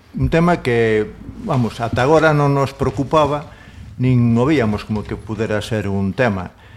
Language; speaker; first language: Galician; non-native, local second language; Spanish